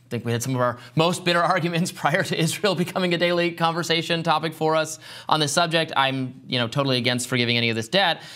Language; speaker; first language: English; native; English